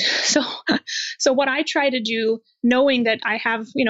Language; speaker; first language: English; native; English